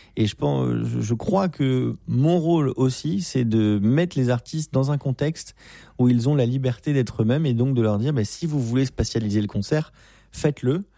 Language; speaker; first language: French; native; French